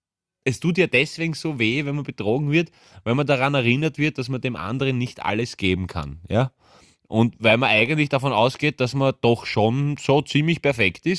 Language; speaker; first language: German; native; German